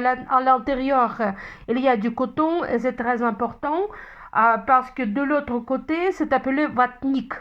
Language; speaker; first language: French; non-native, fluent; Russian